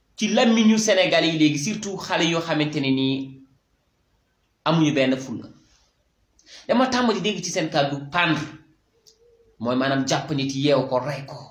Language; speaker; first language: Wolof; non-native, local second language; Fula